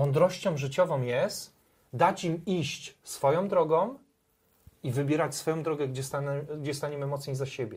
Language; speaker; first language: Polish; native; Polish